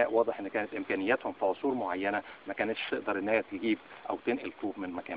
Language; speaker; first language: Arabic; native; Arabic